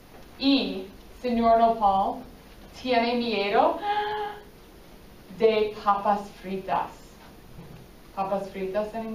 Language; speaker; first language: Spanish; non-native, fluent; English